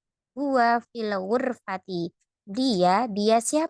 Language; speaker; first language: Arabic; non-native, fluent; Indonesian